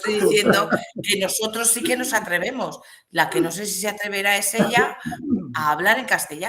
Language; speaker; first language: Spanish; native; Spanish